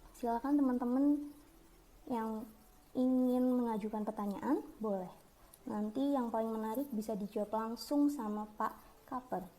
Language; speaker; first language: Indonesian; native; Indonesian